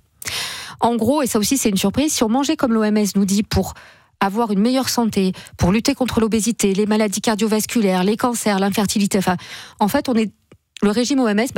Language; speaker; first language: French; native; French